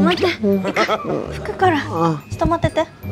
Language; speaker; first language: Japanese; native; Japanese